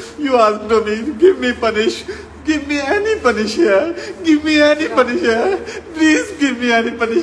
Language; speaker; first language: English; non-native, learner; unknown